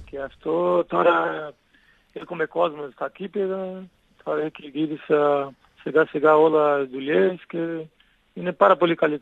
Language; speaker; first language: Greek; non-native, learner; Portuguese